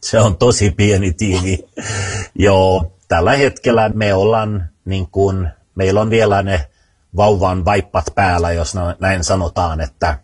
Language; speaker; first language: Finnish; early bilingual, heritage; Finnish